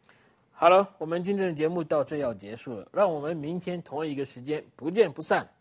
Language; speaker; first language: Chinese; non-native, fluent; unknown